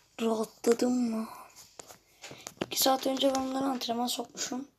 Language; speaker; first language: Turkish; native; Turkish